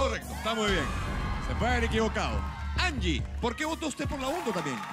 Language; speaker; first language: Spanish; native; Spanish